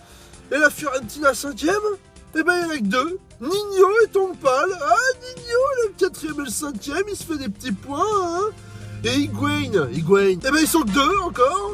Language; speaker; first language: French; native; French